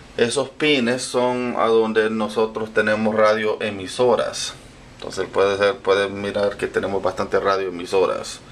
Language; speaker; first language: Spanish; native; Spanish